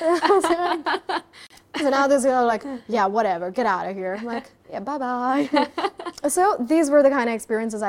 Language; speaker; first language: English; non-native, local second language; Haryanvi